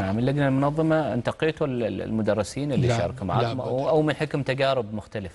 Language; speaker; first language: Arabic; native; Arabic